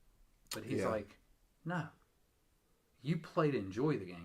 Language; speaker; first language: English; native; English